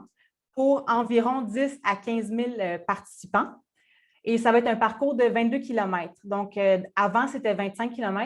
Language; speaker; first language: French; native; French